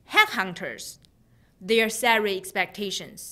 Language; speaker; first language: English; non-native, fluent; Chinese